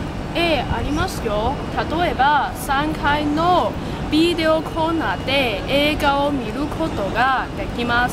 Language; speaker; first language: Japanese; non-native, learner; Cantonese